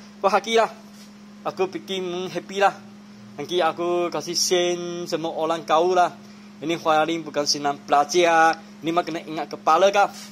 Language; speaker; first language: Malay; non-native, local second language; Chinese